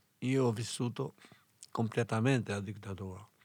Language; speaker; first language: Italian; non-native, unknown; Albanian